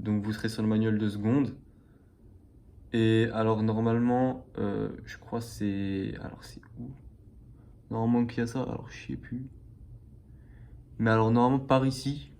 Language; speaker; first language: French; native; French